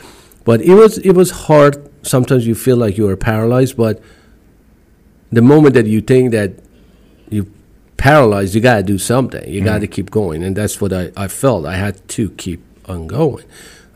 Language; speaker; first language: English; non-native, fluent; Persian